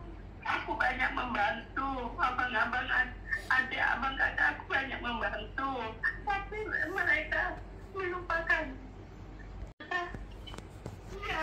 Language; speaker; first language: Indonesian; non-native, local second language; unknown